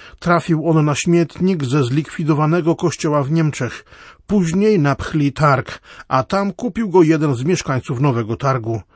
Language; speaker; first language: Polish; native; Polish